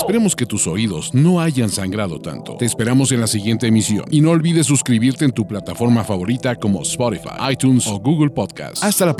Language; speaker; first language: Spanish; native; Spanish